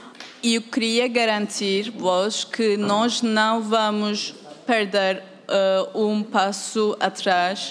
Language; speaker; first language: Portuguese; non-native, fluent; Turkish